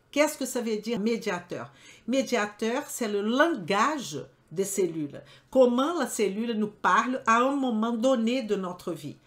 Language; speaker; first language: French; non-native, fluent; Portuguese